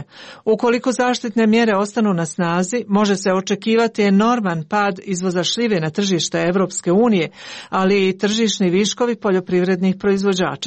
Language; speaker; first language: Croatian; native; Croatian